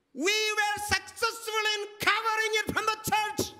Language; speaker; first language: English; non-native, local second language; Malayalam